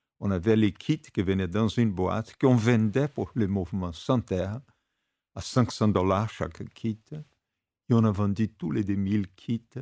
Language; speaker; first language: French; non-native, fluent; Portuguese